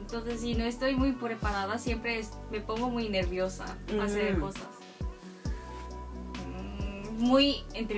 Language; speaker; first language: Spanish; non-native, fluent; Korean